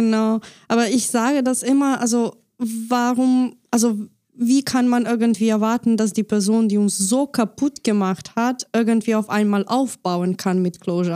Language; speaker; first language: German; non-native, fluent; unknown